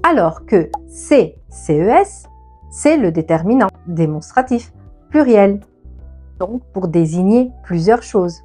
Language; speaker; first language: French; non-native, fluent; Italian